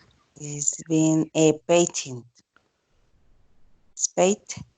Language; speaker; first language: English; non-native, learner; Spanish